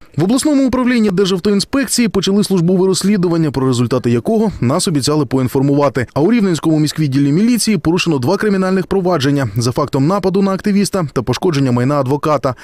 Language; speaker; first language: Ukrainian; native; Ukrainian